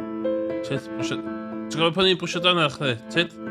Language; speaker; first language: Welsh; native; Welsh